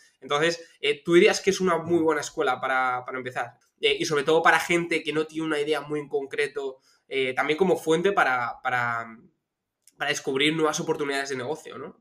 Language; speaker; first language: Spanish; native; Spanish